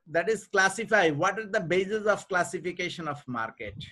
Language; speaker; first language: English; non-native, local second language; Bangla